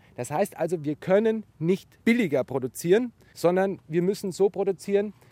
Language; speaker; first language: German; native; German